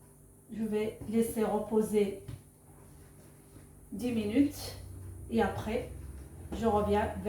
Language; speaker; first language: French; non-native, local second language; Arabic